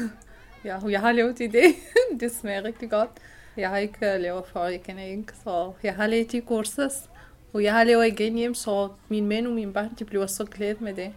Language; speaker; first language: Danish; non-native, learner; Arabic